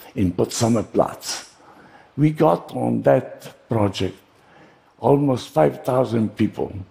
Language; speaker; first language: English; non-native, fluent; Italian